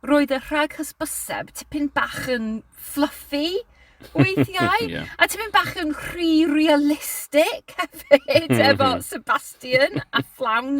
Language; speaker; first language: Welsh; non-native, learner; English